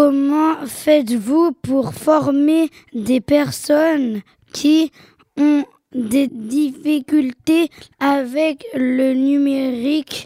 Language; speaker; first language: French; early bilingual, other home language; Arabic